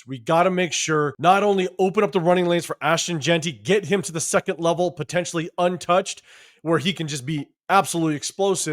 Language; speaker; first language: English; native; English